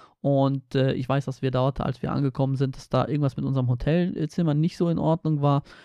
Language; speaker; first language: German; early bilingual, other home language; Polish